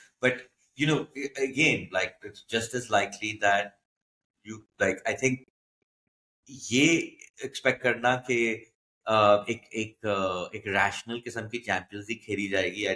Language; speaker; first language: English; non-native, local second language; Hindi